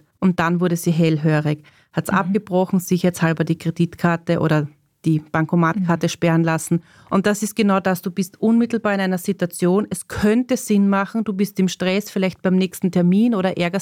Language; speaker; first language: German; native; German